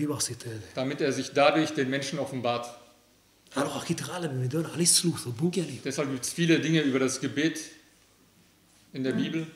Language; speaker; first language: German; early bilingual, other home language; Aramaic